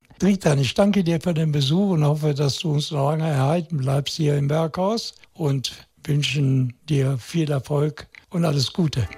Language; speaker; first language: German; native; German